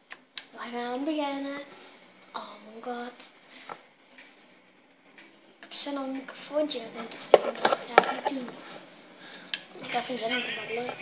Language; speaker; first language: Dutch; native; Dutch